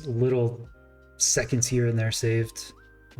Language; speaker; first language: English; native; English